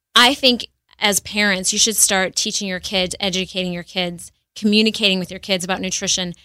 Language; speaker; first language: English; native; English